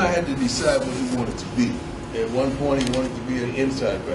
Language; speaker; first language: English; native; English